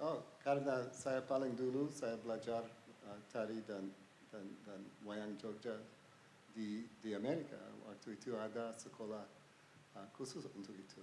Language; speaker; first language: Indonesian; non-native, fluent; English